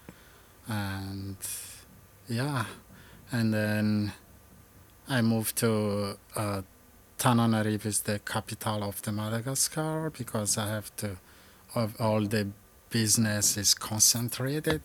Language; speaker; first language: English; non-native, learner; Malagasy